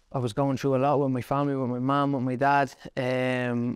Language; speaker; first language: English; native; English